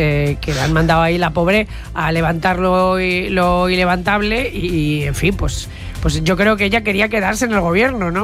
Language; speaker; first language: Spanish; native; Spanish